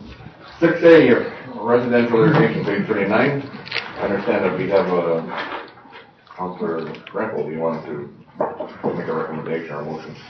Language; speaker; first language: English; native; English